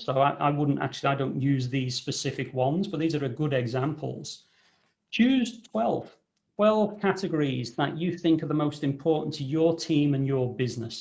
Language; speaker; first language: English; native; English